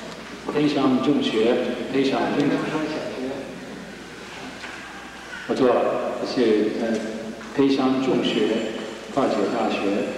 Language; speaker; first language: Chinese; non-native, learner; English